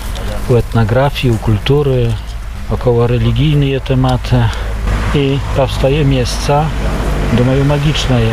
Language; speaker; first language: Polish; non-native, local second language; Belarusian